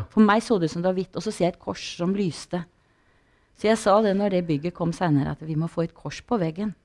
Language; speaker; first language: Norwegian; native; Norwegian